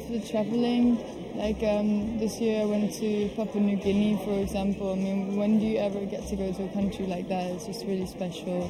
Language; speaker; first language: English; non-native, fluent; Dutch